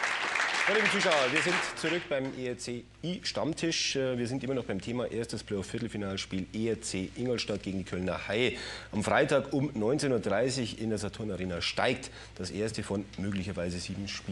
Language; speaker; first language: German; native; German